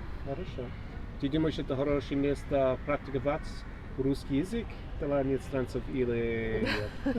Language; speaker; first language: Russian; non-native, learner; English